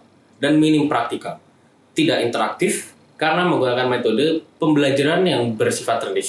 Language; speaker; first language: Indonesian; native; Indonesian